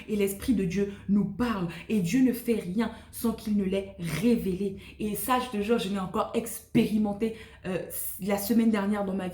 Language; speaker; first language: French; native; French